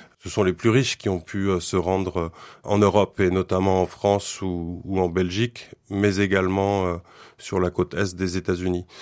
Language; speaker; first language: French; native; French